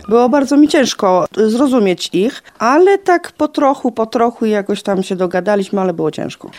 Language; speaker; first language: Polish; non-native, local second language; Romany